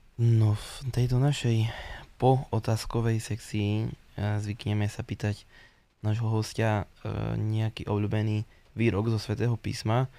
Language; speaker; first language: Slovak; native; Slovak